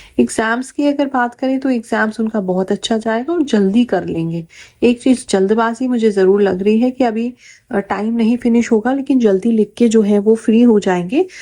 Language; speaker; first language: Hindi; native; Hindi